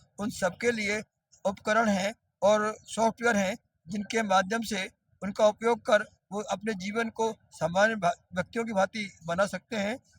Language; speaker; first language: Hindi; native; Hindi